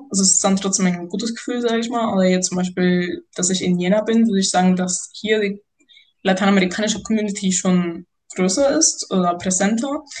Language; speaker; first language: German; non-native, fluent; Spanish